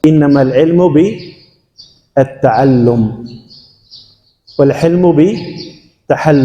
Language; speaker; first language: Indonesian; non-native, fluent; Dutch